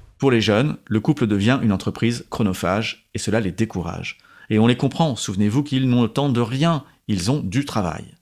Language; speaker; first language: French; native; French